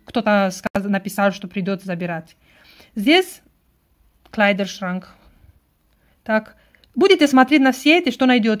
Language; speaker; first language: Russian; non-native, learner; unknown